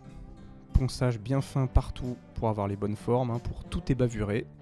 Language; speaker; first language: French; native; French